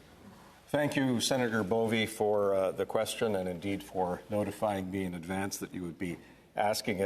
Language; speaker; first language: English; native; English